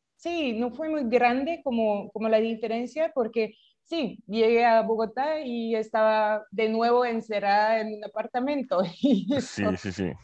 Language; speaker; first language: Spanish; non-native, fluent; French